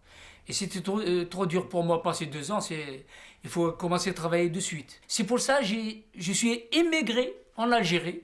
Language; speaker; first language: French; non-native, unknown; Riffian